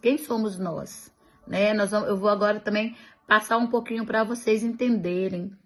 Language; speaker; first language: Portuguese; native; Portuguese